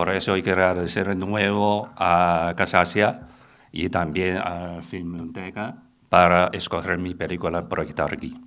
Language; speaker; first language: Spanish; non-native, learner; Chinese